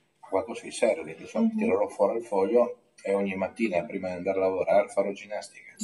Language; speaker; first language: Italian; native; Italian